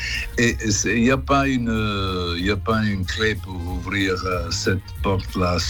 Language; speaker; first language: French; non-native, fluent; Italian